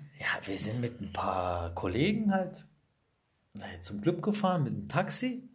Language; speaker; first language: German; early bilingual, other home language; Italian